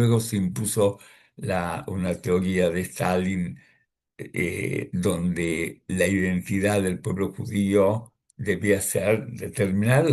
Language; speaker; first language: Spanish; early bilingual, other home language; Russian